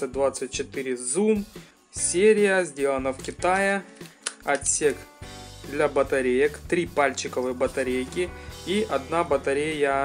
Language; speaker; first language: Russian; native; Russian